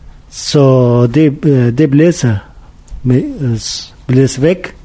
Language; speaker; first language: Danish; non-native, learner; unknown